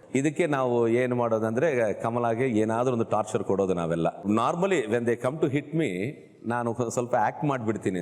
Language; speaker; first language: Kannada; non-native, local second language; Telugu